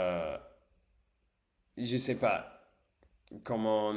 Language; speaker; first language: French; non-native, learner; English